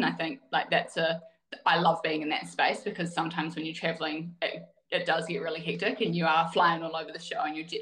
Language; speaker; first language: English; native; English